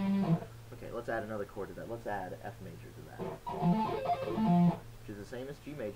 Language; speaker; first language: English; native; English